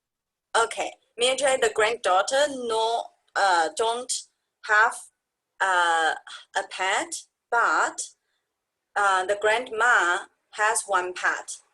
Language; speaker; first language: English; non-native, fluent; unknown